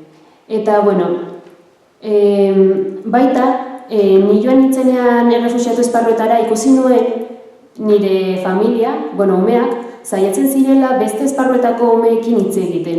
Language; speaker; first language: Basque; early bilingual, other home language; Arabic